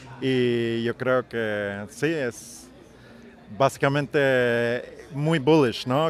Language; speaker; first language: Spanish; non-native, learner; English